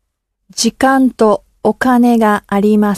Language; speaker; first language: Japanese; non-native, learner; English